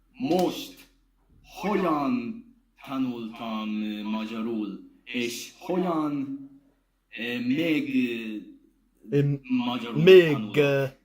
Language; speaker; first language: Hungarian; non-native, learner; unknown